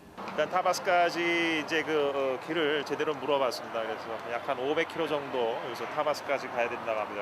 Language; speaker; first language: Korean; native; Korean